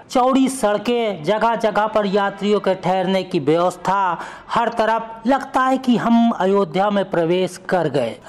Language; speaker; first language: Hindi; native; Hindi